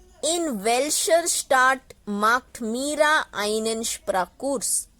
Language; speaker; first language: German; non-native, fluent; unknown